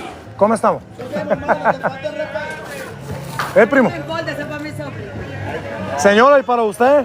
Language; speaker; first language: Spanish; non-native, learner; Bulgarian